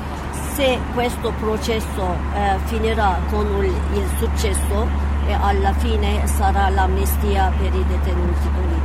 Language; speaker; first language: Italian; non-native, fluent; Turkish